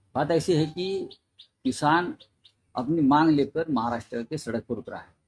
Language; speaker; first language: Hindi; non-native, local second language; Marathi